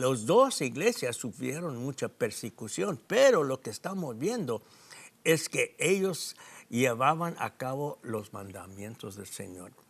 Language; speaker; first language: Spanish; non-native, fluent; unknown